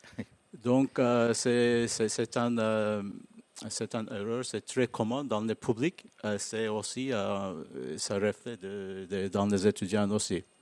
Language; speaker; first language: French; non-native, learner; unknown